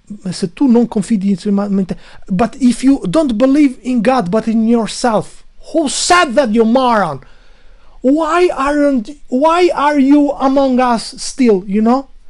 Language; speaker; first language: English; non-native, learner; Albanian